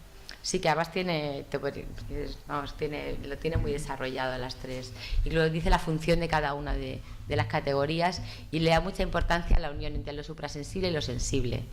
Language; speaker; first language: Spanish; native; Spanish